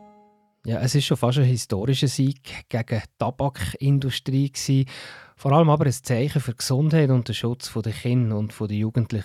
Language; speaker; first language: German; native; German